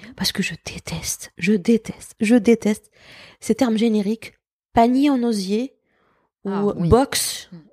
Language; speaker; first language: French; non-native, local second language; Arabic